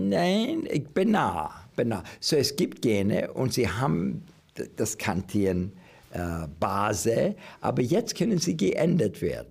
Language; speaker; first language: German; non-native, learner; English